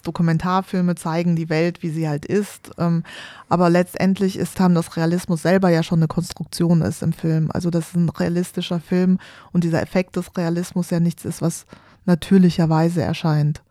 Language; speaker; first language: German; native; German